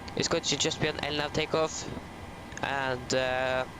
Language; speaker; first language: English; non-native, fluent; Norwegian